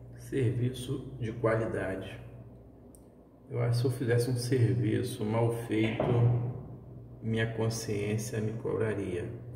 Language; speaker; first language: Portuguese; native; Portuguese